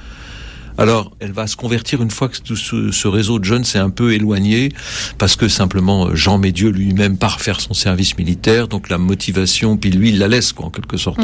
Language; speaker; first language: French; native; French